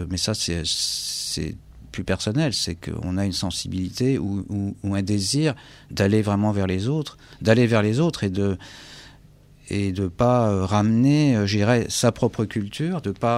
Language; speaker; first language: French; native; French